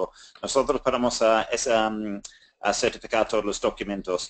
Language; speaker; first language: Spanish; non-native, fluent; English